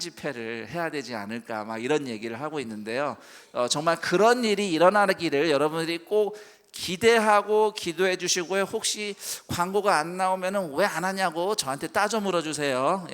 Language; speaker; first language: Korean; native; Korean